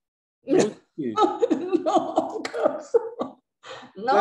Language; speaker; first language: English; non-native, learner; Indonesian